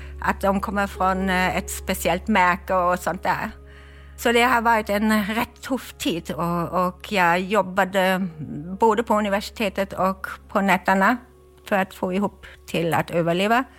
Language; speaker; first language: Swedish; non-native, fluent; German